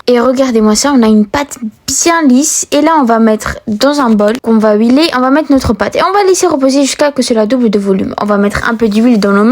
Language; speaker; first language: French; native; French